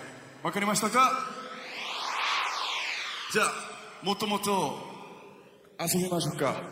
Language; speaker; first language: Japanese; non-native, fluent; Korean